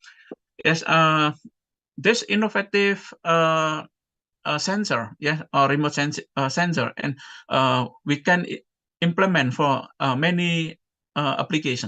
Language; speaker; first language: English; non-native, fluent; Indonesian